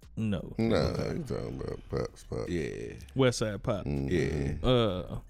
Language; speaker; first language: English; native; English